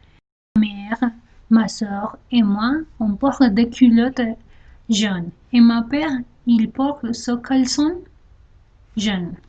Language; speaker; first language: French; non-native, learner; Spanish